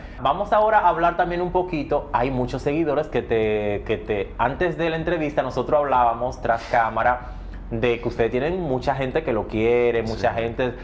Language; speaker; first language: Spanish; native; Spanish